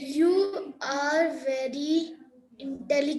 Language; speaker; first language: English; non-native, learner; Urdu